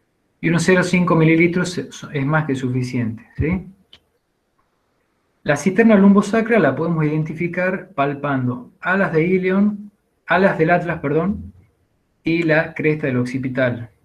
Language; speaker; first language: Spanish; native; Spanish